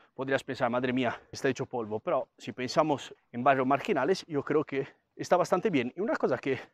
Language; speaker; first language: Spanish; non-native, fluent; Italian